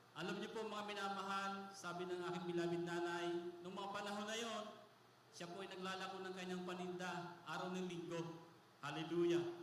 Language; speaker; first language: Filipino; non-native, local second language; Bikol